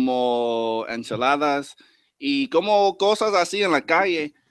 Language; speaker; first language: Spanish; non-native, learner; English